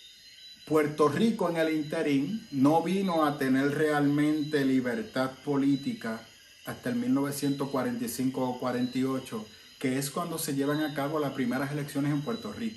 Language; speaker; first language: Spanish; native; Spanish